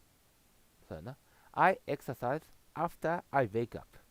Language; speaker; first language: English; non-native, learner; Japanese